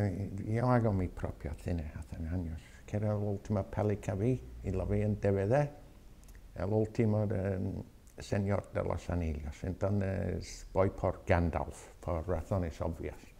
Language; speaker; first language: Spanish; non-native, fluent; English